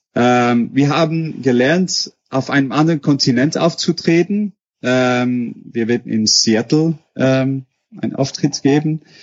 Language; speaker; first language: German; non-native, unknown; Dutch